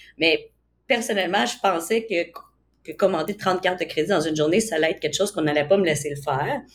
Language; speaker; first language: French; native; French